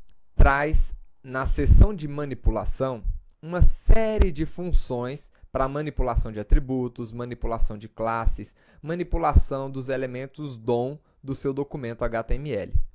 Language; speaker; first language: Portuguese; native; Portuguese